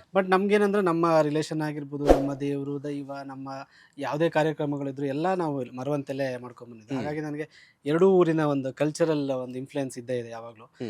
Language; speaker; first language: Kannada; native; Kannada